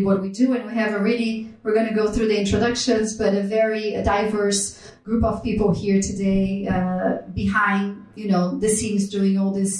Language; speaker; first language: English; non-native, fluent; Portuguese